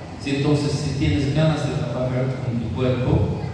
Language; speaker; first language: Spanish; non-native, fluent; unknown